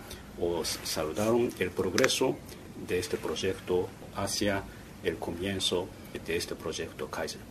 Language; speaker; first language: Spanish; non-native, fluent; Japanese